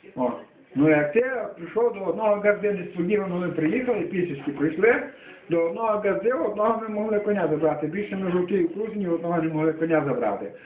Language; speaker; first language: Ukrainian; native; Ukrainian